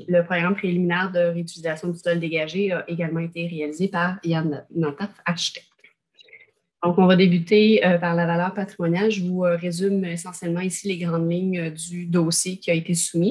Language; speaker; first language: French; native; French